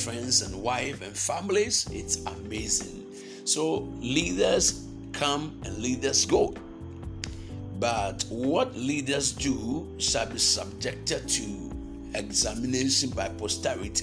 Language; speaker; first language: English; non-native, local second language; Akan